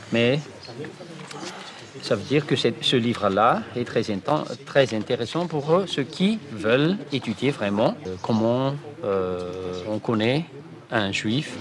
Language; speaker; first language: French; non-native, local second language; Malagasy